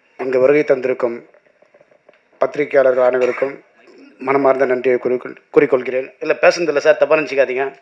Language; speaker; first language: Tamil; native; Tamil